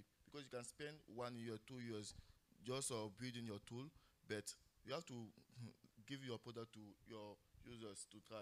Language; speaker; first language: English; non-native, local second language; French